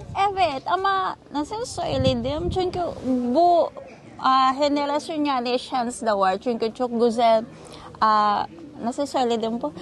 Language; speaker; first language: Turkish; non-native, learner; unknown